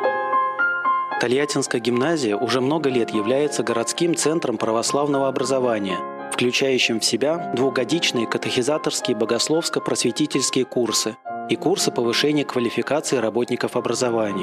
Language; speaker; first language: Russian; native; Russian